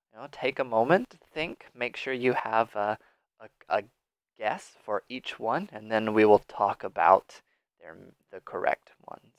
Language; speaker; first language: English; native; English